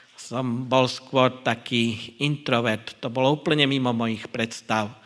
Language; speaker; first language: Slovak; non-native, local second language; Hungarian